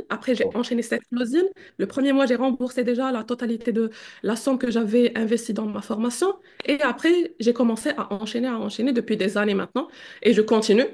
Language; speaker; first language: French; non-native, local second language; Arabic